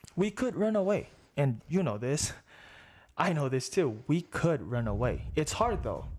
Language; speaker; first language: English; non-native, local second language; Filipino